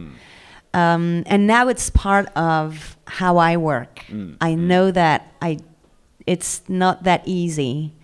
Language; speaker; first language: English; non-native, fluent; French